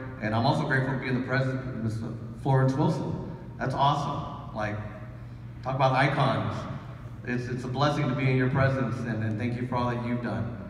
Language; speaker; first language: English; early bilingual, other home language; Spanish